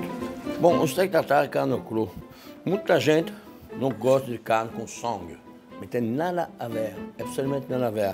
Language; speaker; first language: Portuguese; non-native, fluent; French